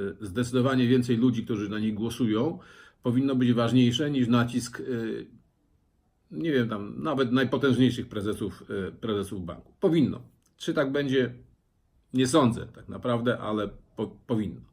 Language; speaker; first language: Polish; native; Polish